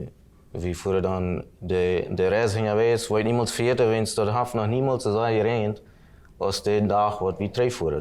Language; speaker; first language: German; non-native, local second language; Plautdietsch